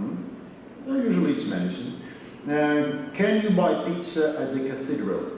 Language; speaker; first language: English; non-native, fluent; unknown